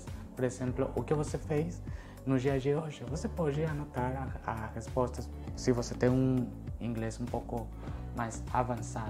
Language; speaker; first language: Portuguese; non-native, fluent; Spanish